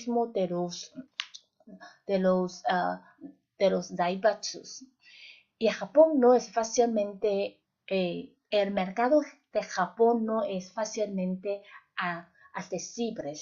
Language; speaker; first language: Spanish; non-native, fluent; Chinese